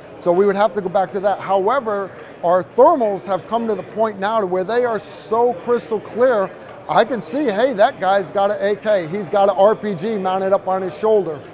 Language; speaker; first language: English; native; English